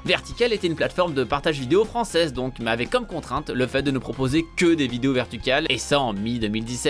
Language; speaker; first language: French; native; French